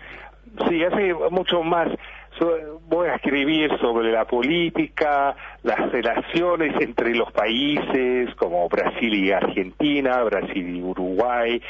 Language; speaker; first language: Spanish; early bilingual, heritage; Spanish